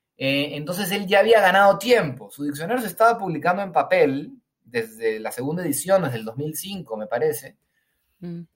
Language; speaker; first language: Spanish; native; Spanish